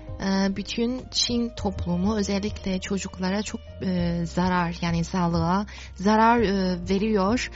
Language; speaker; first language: Turkish; non-native, fluent; Chinese